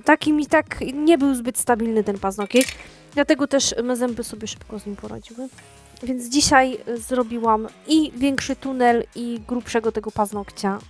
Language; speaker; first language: Polish; native; Polish